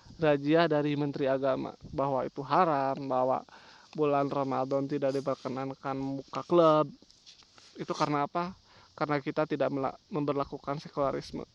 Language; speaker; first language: Indonesian; non-native, local second language; Sundanese